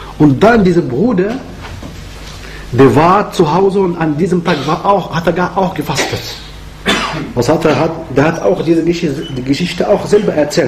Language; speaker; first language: German; non-native, fluent; Arabic